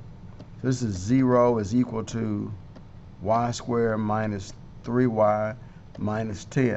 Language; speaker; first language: English; native; English